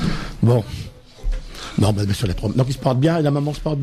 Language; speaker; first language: French; native; French